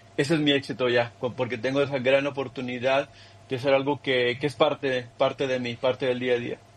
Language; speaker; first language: Spanish; early bilingual, heritage; Spanish